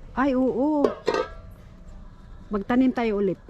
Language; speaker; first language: Filipino; non-native, local second language; Cebuano